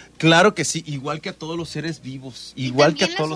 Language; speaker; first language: Spanish; native; Spanish